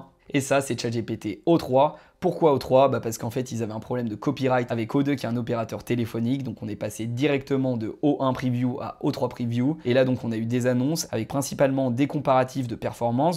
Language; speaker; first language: French; native; French